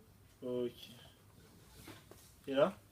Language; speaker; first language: French; native; French